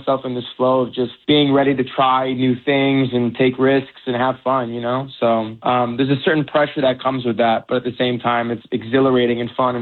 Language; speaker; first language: English; non-native, local second language; Persian